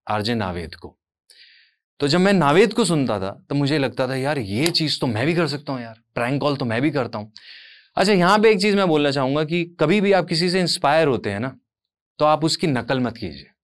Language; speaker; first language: Hindi; native; Hindi